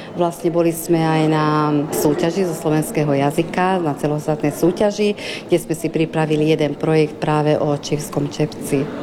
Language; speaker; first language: Slovak; native; Slovak